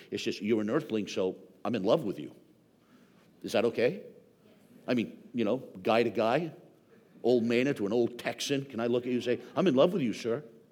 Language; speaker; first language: English; native; English